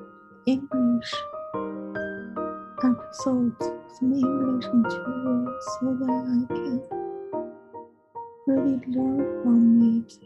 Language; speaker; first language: English; non-native, learner; Chinese